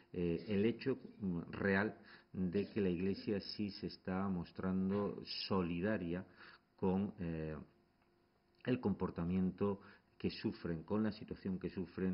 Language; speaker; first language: Spanish; native; Spanish